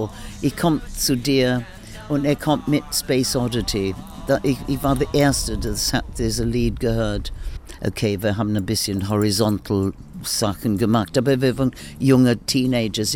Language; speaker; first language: German; non-native, learner; English